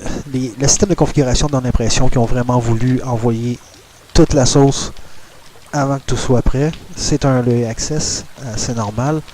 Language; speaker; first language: French; native; French